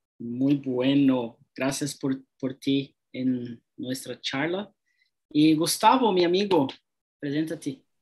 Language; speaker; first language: Spanish; non-native, learner; Portuguese